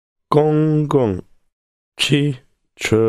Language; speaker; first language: Chinese; non-native, learner; English